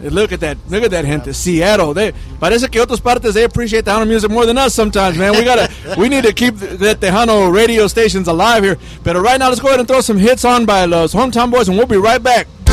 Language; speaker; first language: English; early bilingual, other home language; Spanish